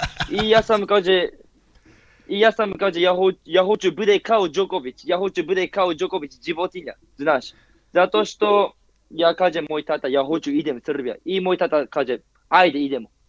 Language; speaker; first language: Croatian; non-native, learner; Japanese